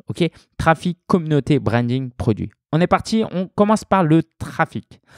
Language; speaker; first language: French; native; French